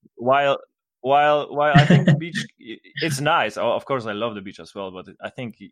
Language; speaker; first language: English; non-native, fluent; Polish